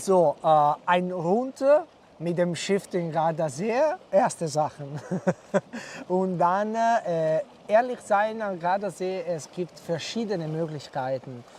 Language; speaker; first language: German; non-native, fluent; Italian